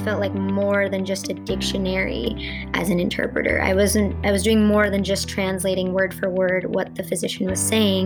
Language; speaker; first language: English; early bilingual, other home language; Gujarati